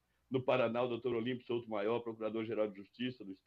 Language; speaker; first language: Portuguese; native; Portuguese